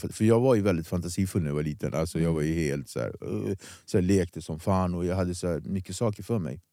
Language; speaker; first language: Swedish; early bilingual, other home language; Kabuverdianu